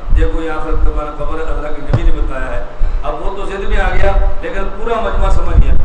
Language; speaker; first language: Urdu; non-native, local second language; Punjabi